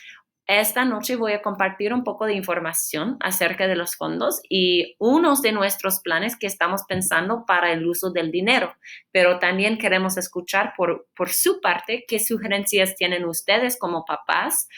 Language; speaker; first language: Spanish; non-native, fluent; English